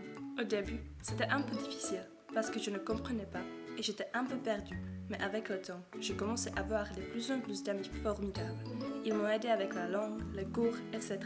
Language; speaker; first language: French; non-native, learner; Czech